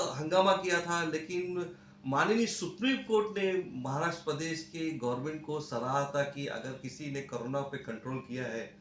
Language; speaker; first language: Hindi; non-native, local second language; Marathi